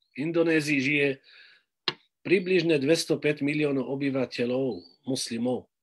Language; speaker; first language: Slovak; non-native, fluent; Arabic